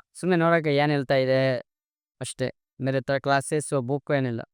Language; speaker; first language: Kannada; non-native, learner; Assamese